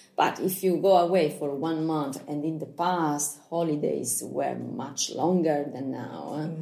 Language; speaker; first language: English; non-native, learner; Italian